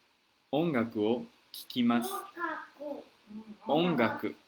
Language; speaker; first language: Japanese; non-native, fluent; English